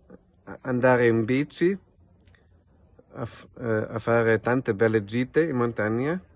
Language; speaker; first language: Italian; non-native, local second language; German